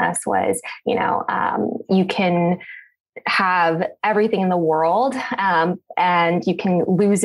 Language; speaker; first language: English; native; English